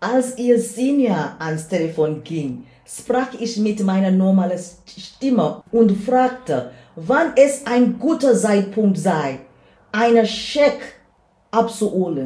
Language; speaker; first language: German; non-native, learner; English